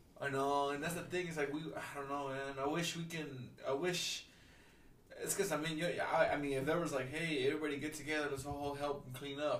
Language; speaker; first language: English; early bilingual, other home language; Spanish